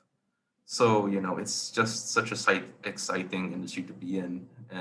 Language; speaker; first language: English; non-native, local second language; Filipino